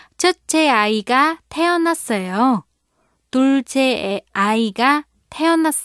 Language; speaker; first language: Korean; non-native, fluent; Vietnamese